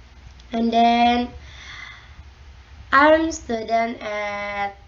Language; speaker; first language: English; non-native, learner; Indonesian